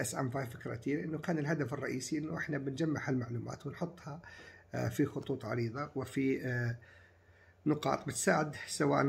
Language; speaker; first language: Arabic; native; Arabic